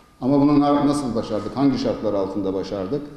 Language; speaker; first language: Turkish; native; Turkish